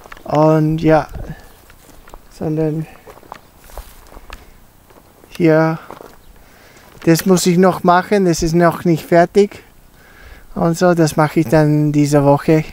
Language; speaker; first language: German; early bilingual, heritage; English